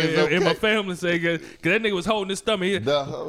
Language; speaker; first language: English; native; English